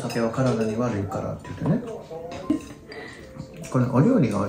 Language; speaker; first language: Japanese; native; Japanese